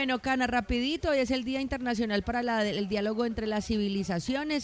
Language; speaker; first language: Spanish; native; Spanish